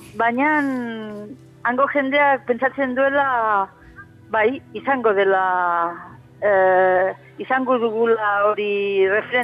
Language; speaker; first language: Basque; non-native, fluent; Catalan